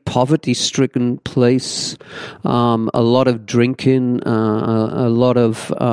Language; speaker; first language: English; native; English